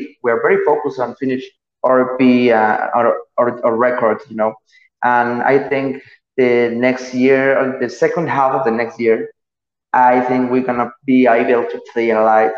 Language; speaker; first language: English; non-native, learner; Spanish